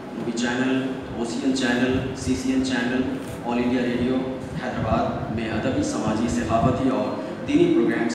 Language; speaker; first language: Urdu; native; Urdu